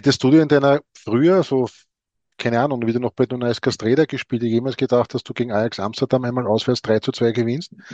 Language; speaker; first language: German; native; German